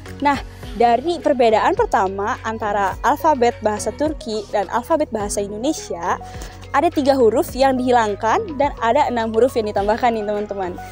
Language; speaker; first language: Indonesian; native; Indonesian